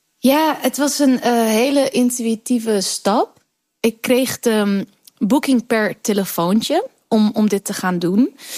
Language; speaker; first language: Dutch; early bilingual, other home language; Kurdish